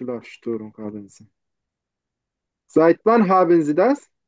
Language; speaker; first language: German; non-native, learner; Turkish